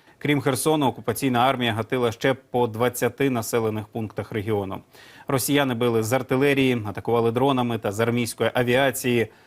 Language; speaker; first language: Ukrainian; native; Ukrainian